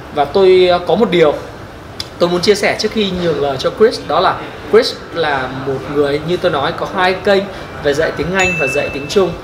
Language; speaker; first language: Vietnamese; native; Vietnamese